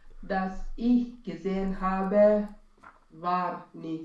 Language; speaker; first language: German; non-native, learner; Romanian